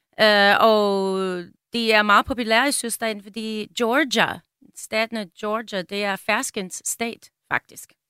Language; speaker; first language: Danish; non-native, fluent; English